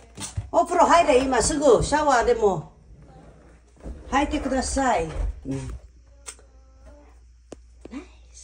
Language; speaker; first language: Japanese; non-native, learner; Filipino